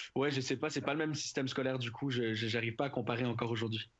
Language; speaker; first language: French; native; French